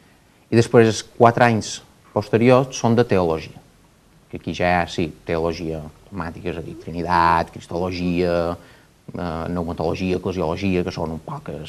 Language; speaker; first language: Catalan; native; Catalan